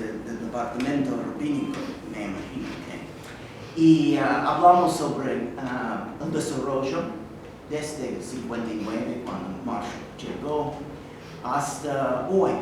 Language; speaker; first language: Spanish; non-native, fluent; English